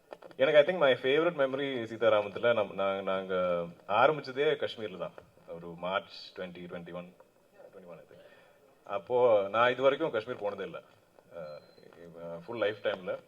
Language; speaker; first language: Tamil; non-native, local second language; Malayalam